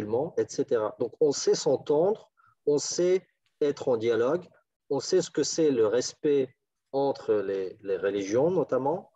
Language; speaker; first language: French; non-native, fluent; Ukrainian